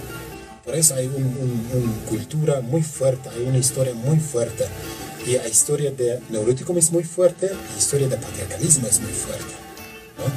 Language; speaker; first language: Spanish; non-native, learner; Kurdish